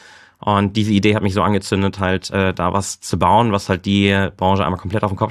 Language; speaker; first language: German; native; German